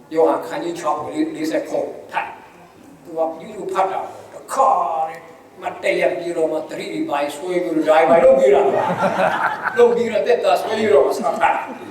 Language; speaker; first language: Burmese; non-native, local second language; Hakha Chin